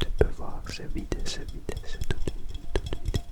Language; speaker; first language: French; non-native, learner; Dutch